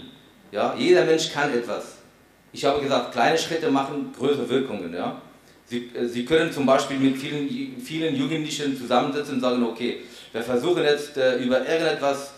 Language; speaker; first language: German; non-native, fluent; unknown